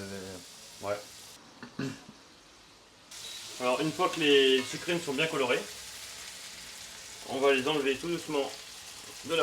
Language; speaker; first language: French; native; French